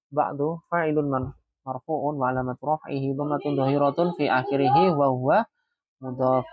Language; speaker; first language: Arabic; non-native, fluent; Indonesian